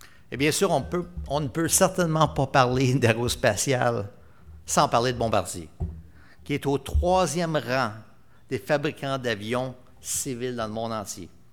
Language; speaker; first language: French; native; French